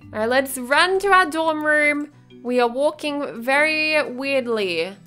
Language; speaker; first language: English; native; English